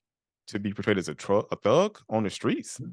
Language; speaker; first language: English; native; English